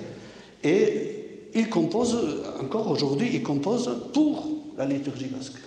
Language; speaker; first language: French; native; French